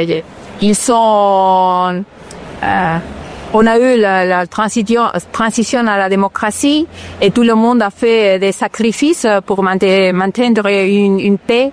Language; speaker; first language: French; non-native, fluent; Spanish